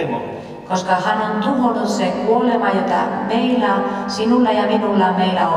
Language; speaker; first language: Finnish; non-native, fluent; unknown